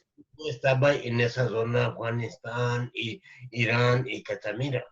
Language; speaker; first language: Spanish; non-native, learner; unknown